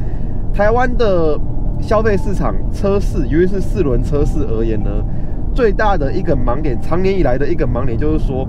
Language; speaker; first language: Chinese; native; Chinese